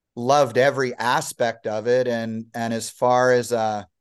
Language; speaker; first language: English; native; English